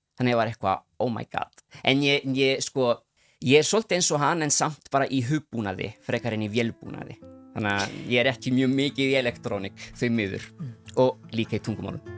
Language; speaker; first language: Icelandic; non-native, fluent; Italian